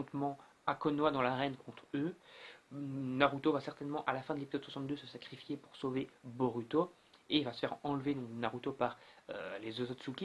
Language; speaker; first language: French; native; French